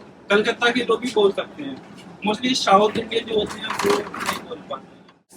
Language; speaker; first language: Hindi; native; Hindi